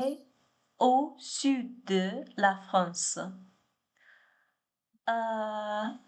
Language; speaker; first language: French; non-native, learner; Chinese